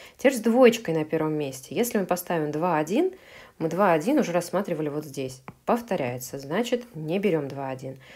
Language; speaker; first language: Russian; native; Russian